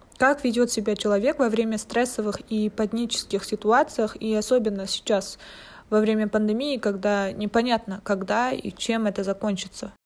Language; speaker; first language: Russian; non-native, local second language; Kazakh